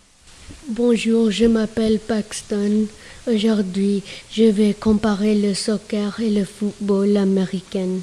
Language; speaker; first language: French; non-native, learner; English